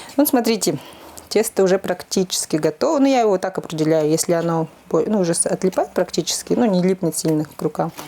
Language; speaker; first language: Russian; native; Russian